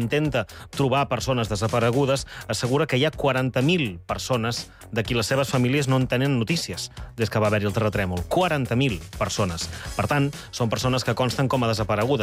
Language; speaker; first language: Catalan; native; Catalan